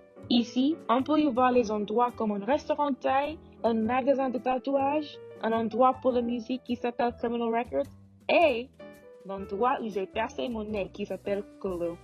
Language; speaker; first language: French; non-native, learner; English